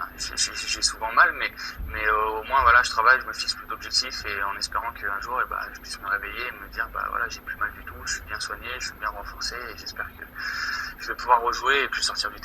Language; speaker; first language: French; native; French